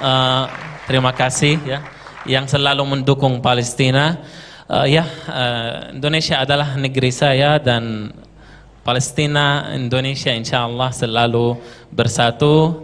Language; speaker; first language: Indonesian; non-native, fluent; Arabic